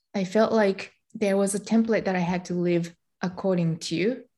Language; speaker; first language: English; non-native, fluent; Japanese